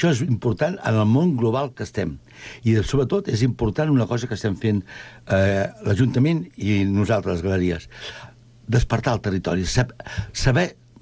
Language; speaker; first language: Catalan; native; Catalan